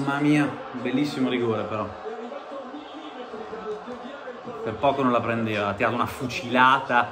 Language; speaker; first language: Italian; native; Italian